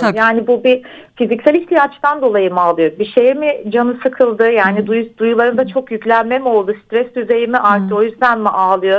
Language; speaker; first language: Turkish; native; Turkish